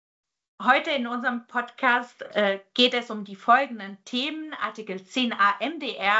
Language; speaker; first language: German; native; German